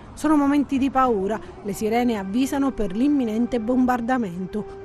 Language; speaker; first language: Italian; native; Italian